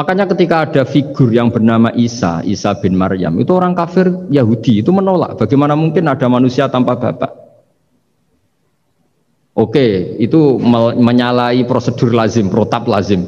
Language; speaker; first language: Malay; non-native, local second language; Javanese